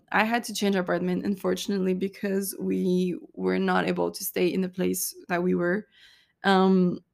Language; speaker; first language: English; non-native, fluent; French